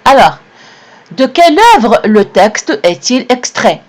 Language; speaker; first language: French; non-native, local second language; Arabic